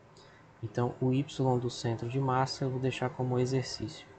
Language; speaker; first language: Portuguese; native; Portuguese